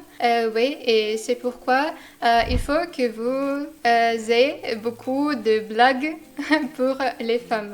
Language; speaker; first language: French; non-native, fluent; Russian